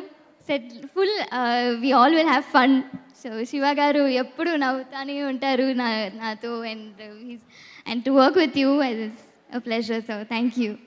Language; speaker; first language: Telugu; non-native, learner; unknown